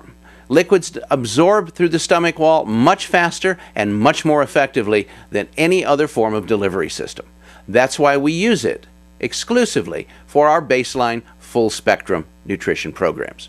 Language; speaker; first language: English; native; English